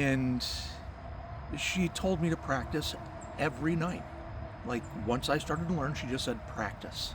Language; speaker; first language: English; native; English